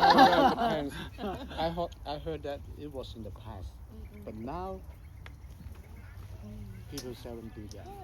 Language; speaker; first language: English; non-native, fluent; Cantonese